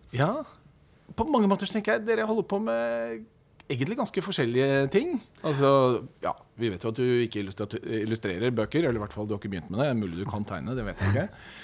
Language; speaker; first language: Norwegian; native; Norwegian